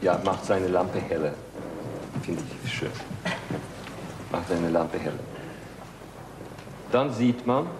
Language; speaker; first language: German; non-native, fluent; Swedish